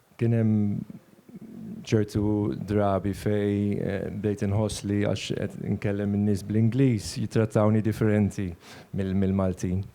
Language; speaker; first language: Maltese; non-native, fluent; Dutch